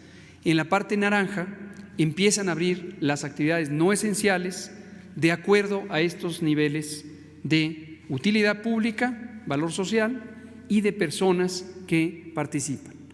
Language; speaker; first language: Spanish; native; Spanish